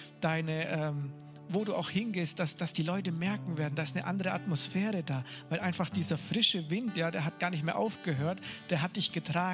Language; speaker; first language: German; native; German